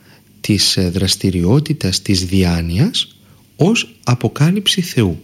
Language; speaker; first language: Greek; native; Greek